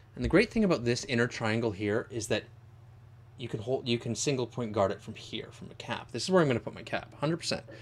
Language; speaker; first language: English; native; English